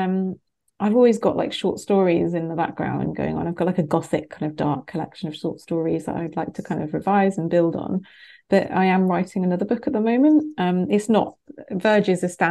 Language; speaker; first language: English; native; English